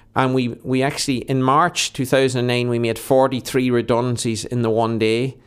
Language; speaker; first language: English; native; English